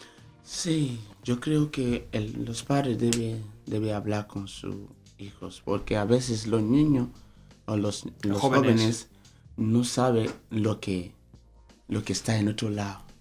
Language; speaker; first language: Spanish; non-native, fluent; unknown